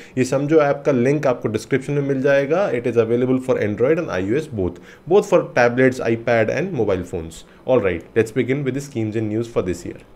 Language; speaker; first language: Hindi; native; Hindi